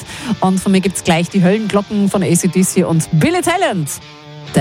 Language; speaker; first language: German; native; German